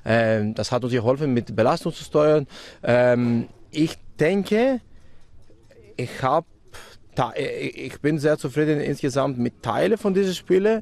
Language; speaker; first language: German; non-native, fluent; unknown